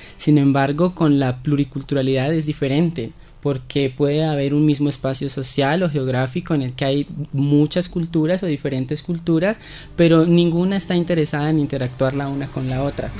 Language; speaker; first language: Spanish; native; Spanish